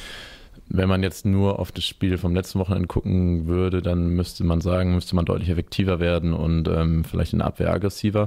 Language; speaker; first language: German; native; German